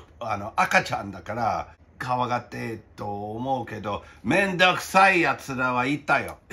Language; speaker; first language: Japanese; non-native, fluent; English